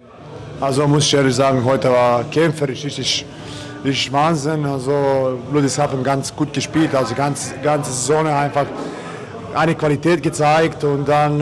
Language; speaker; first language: German; non-native, fluent; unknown